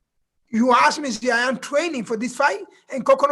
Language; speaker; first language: English; non-native, learner; Spanish